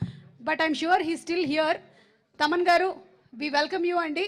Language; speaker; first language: Telugu; native; Telugu